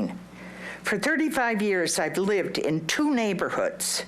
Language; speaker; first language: English; native; English